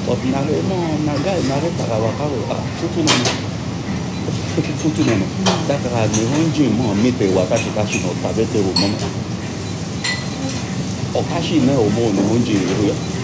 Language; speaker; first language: Japanese; non-native, learner; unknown